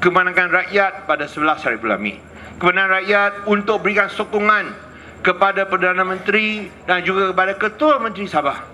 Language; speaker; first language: Malay; non-native, local second language; Chinese